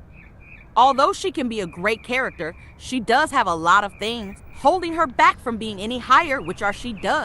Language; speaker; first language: English; native; English